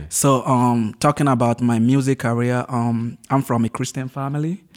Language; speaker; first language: English; non-native, local second language; Yoruba